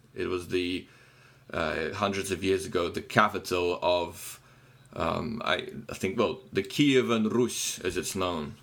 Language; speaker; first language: English; non-native, fluent; Ukrainian